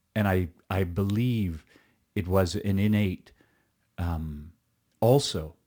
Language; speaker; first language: English; early bilingual, other home language; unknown